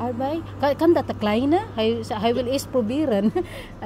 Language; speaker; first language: Dutch; non-native, learner; Filipino